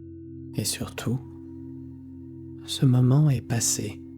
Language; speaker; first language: French; native; French